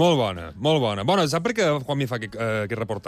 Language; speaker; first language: Catalan; native; Catalan